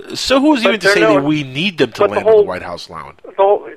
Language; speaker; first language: English; non-native, fluent; Spanish